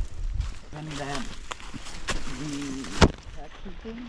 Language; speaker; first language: English; non-native, learner; Khmer